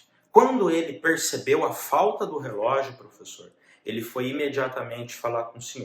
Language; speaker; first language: Portuguese; native; Portuguese